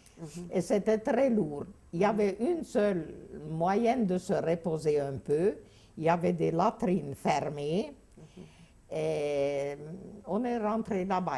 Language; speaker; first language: French; non-native, fluent; Hungarian